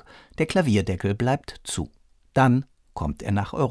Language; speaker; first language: German; native; German